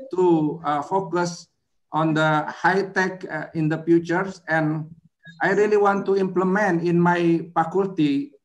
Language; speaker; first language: English; non-native, learner; Indonesian